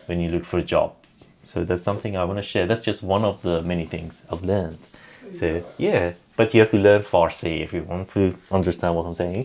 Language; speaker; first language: English; non-native, fluent; Persian